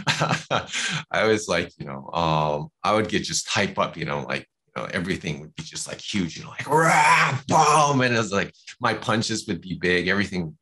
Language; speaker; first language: English; native; English